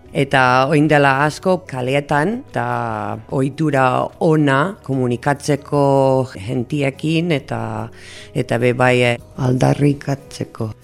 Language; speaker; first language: Basque; non-native, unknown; English